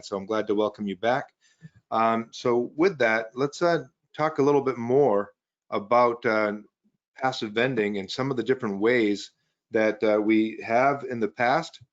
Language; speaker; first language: English; native; English